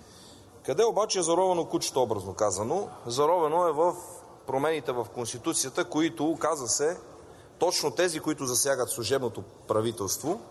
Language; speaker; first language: Bulgarian; native; Bulgarian